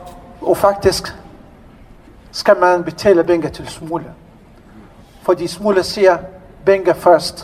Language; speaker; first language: Danish; non-native, learner; Arabic